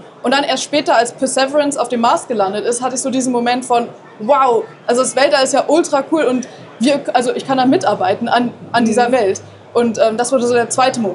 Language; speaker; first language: German; native; German